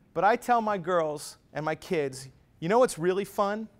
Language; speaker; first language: English; native; English